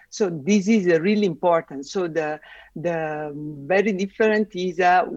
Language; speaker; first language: English; non-native, fluent; Italian